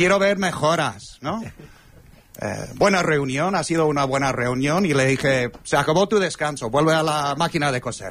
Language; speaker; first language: Spanish; non-native, fluent; English